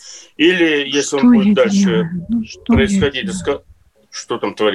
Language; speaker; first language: Russian; native; Russian